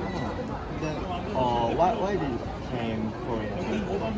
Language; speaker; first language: English; non-native, learner; Korean